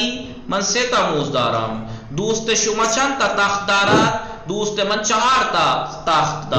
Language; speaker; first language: Persian; non-native, fluent; Urdu